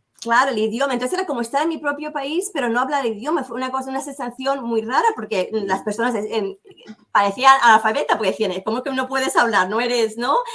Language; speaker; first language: Spanish; native; Spanish